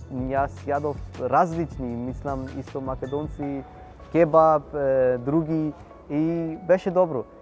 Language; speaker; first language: Macedonian; non-native, learner; Urdu